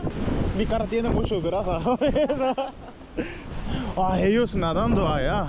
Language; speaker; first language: Spanish; non-native, learner; Korean